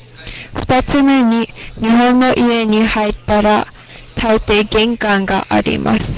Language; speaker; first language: Japanese; non-native, learner; English